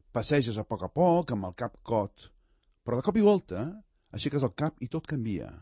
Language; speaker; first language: Catalan; native; Catalan